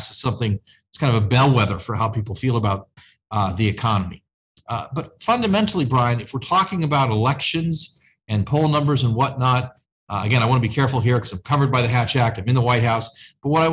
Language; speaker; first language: English; native; English